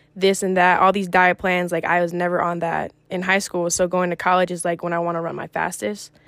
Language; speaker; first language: English; early bilingual, other home language; Greek